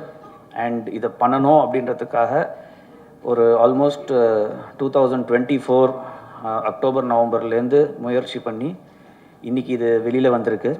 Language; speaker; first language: Tamil; native; Tamil